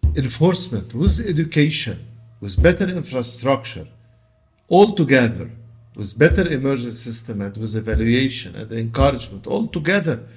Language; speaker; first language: English; non-native, local second language; Arabic